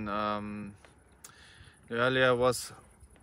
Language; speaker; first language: English; non-native, learner; Russian